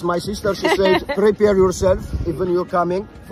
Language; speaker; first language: English; non-native, learner; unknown